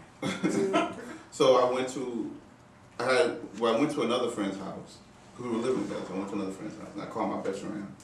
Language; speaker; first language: English; native; English